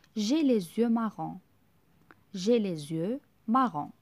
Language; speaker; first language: French; non-native, local second language; Arabic